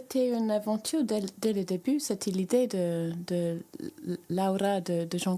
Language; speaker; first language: French; native; French